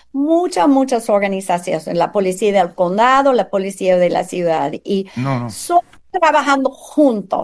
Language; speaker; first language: Spanish; non-native, fluent; English